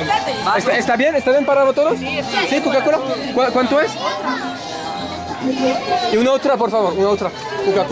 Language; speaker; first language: Spanish; non-native, learner; French